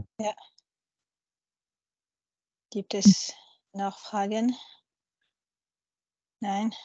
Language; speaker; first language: German; non-native, fluent; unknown